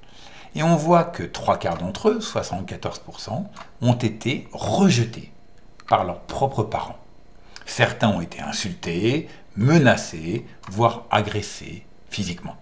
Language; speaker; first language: French; native; French